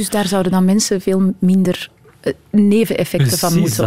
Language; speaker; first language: Dutch; native; Dutch